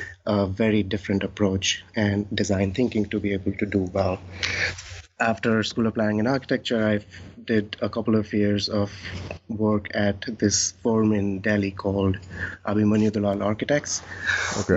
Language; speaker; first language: English; non-native, local second language; Hindi